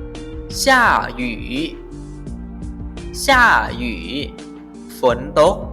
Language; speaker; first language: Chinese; non-native, fluent; Lao